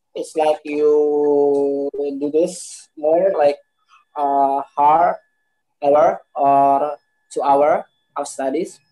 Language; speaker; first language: English; non-native, learner; Indonesian